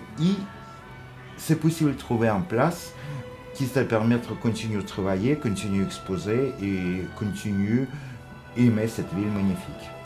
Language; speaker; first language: French; non-native, fluent; Russian